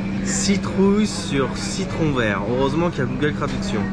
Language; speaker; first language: French; native; French